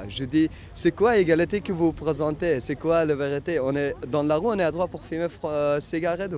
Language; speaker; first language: French; non-native, learner; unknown